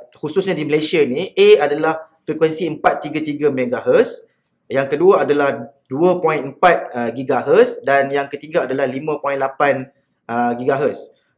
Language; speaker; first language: Malay; native; Malay